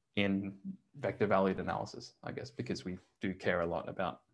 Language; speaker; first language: English; native; English